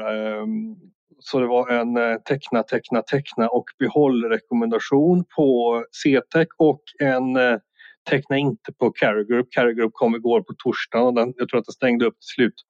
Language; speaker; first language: Swedish; native; Swedish